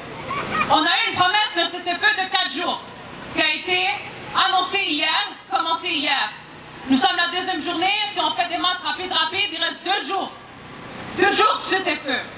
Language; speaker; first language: French; native; French